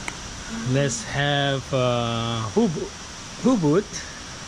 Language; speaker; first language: English; non-native, learner; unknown